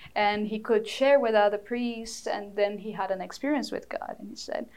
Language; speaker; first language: English; non-native, fluent; Portuguese